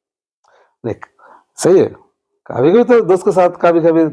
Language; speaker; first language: Hindi; non-native, learner; Bangla